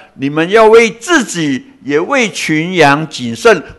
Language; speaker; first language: Chinese; non-native, local second language; Cantonese